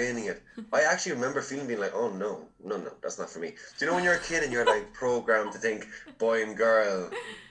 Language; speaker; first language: English; native; English